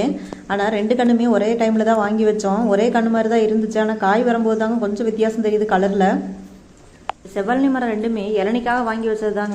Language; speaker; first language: Tamil; native; Tamil